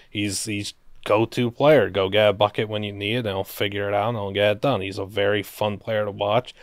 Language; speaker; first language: English; native; English